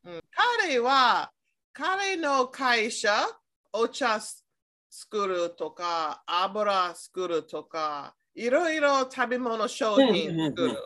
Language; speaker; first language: Japanese; non-native, learner; English